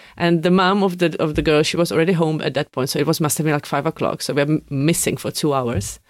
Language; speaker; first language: English; non-native, fluent; Czech